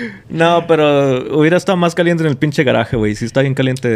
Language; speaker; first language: Spanish; early bilingual, other home language; English